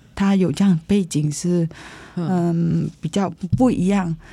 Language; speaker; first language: Chinese; non-native, fluent; Vietnamese